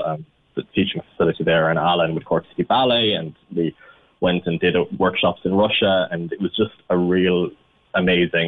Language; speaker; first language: English; native; English